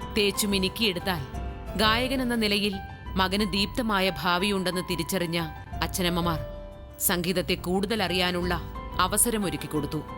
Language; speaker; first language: Malayalam; native; Malayalam